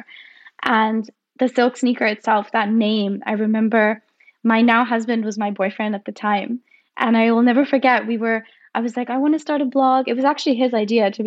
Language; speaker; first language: English; non-native, local second language; Hindi